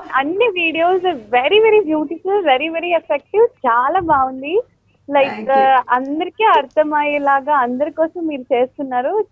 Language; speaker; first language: Telugu; non-native, local second language; Malayalam